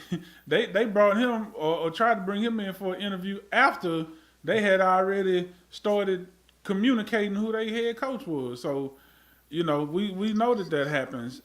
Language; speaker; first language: English; native; English